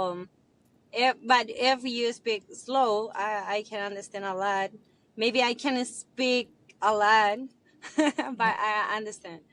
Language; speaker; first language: English; non-native, learner; Spanish